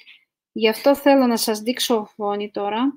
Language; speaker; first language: Greek; non-native, fluent; Russian